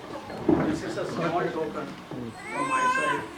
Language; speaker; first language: English; non-native, learner; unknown